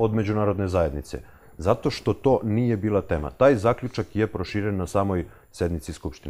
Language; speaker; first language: Serbian; native; Serbian